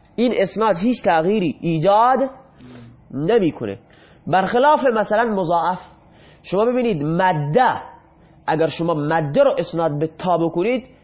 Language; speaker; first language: Persian; non-native, local second language; Baluchi